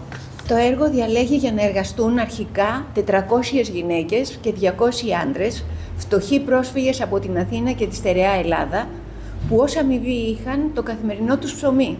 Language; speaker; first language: Greek; native; Greek